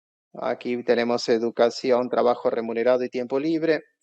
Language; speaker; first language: Spanish; non-native, fluent; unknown